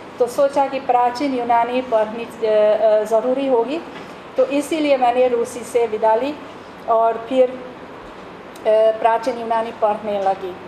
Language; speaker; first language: Hindi; non-native, fluent; Hungarian